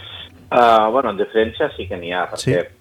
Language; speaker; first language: Catalan; non-native, learner; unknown